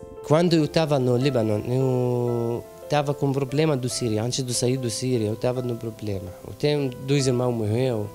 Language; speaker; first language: Portuguese; non-native, learner; Arabic